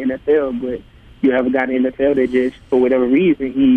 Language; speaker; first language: English; native; English